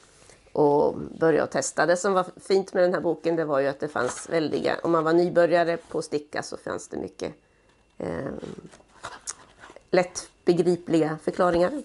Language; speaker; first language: Swedish; native; Swedish